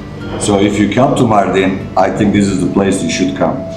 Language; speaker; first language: English; non-native, fluent; Turkish